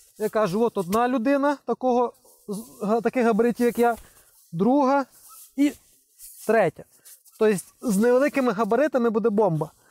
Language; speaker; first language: Ukrainian; non-native, local second language; Russian